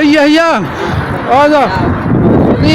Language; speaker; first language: Arabic; non-native, learner; Urdu